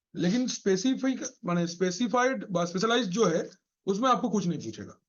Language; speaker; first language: Hindi; non-native, local second language; Bangla